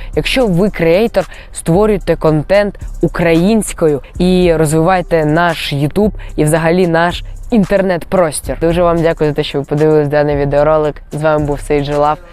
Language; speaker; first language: Ukrainian; non-native, local second language; Russian